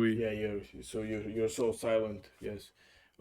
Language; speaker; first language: English; non-native, fluent; Russian